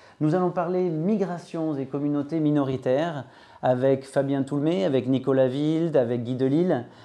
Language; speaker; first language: French; native; French